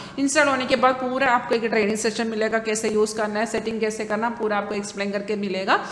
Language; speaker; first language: Hindi; non-native, local second language; Malayalam